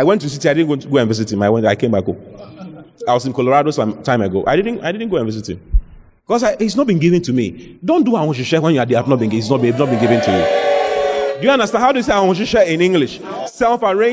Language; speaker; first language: English; non-native, local second language; Akan